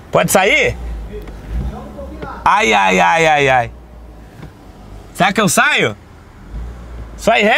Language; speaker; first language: Portuguese; native; Portuguese